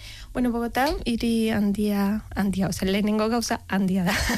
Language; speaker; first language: Basque; non-native, learner; Spanish